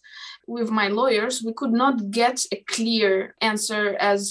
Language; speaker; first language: English; non-native, fluent; Romanian